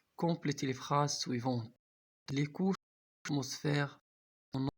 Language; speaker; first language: French; non-native, local second language; Arabic